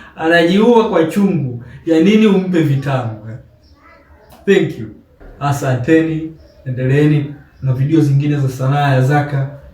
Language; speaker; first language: Swahili; native; Swahili